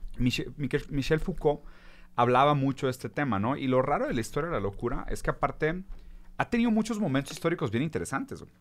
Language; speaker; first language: Spanish; early bilingual, other home language; Portuguese